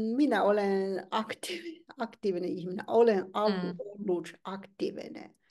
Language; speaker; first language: Finnish; non-native, fluent; Chinese